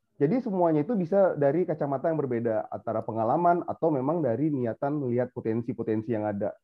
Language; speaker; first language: Indonesian; non-native, local second language; Minangkabau